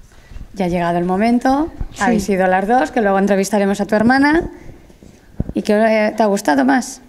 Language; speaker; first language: Spanish; native; Spanish